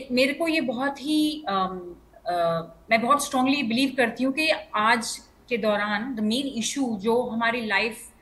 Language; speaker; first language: Hindi; non-native, local second language; Bangla